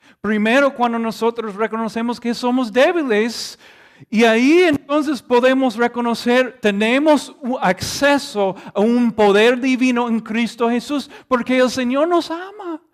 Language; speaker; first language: Spanish; non-native, fluent; English